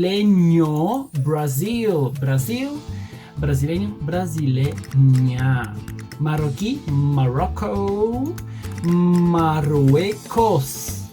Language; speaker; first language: Spanish; non-native, fluent; English